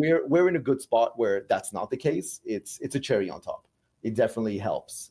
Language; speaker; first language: English; native; English